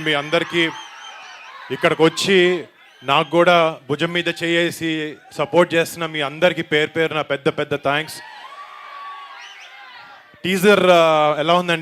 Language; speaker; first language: Telugu; native; Telugu